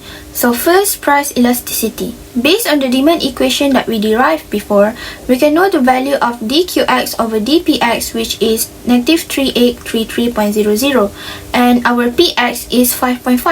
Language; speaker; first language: English; non-native, local second language; Malay